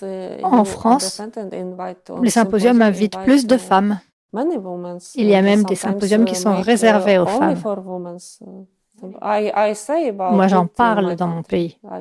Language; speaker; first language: French; non-native, fluent; Ukrainian